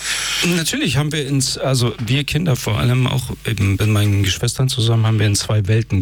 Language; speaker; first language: German; early bilingual, other home language; Persian